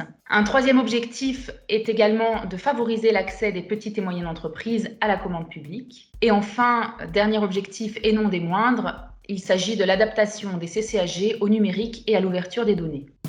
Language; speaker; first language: French; native; French